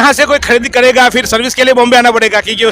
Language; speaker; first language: Hindi; non-native, local second language; Gujarati